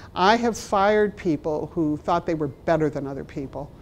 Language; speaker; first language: English; native; English